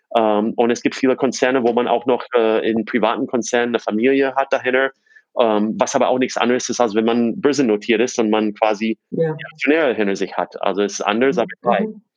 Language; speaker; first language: German; non-native, fluent; English